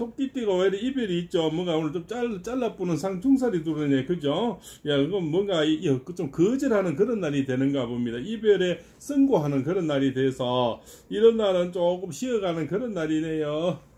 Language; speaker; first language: Korean; native; Korean